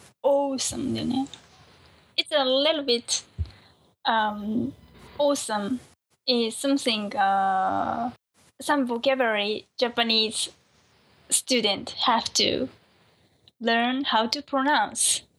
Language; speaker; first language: English; non-native, learner; Japanese